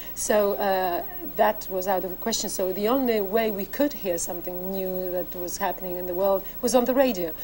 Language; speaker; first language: English; non-native, fluent; Polish